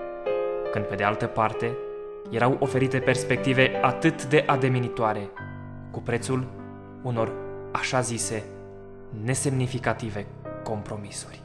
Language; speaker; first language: Romanian; native; Romanian